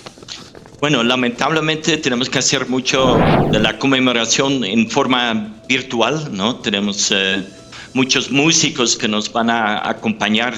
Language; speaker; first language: Spanish; non-native, fluent; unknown